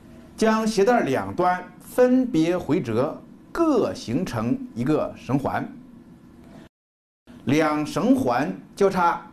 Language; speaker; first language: Chinese; native; Chinese